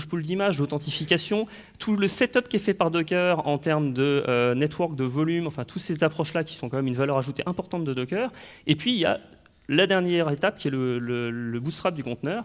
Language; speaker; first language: French; native; French